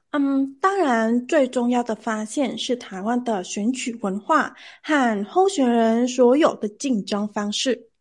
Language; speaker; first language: Chinese; non-native, learner; Vietnamese